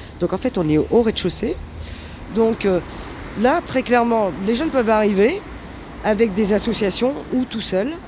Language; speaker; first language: French; native; French